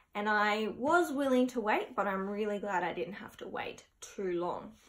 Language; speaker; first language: English; native; English